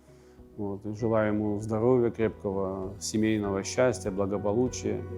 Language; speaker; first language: Russian; native; Russian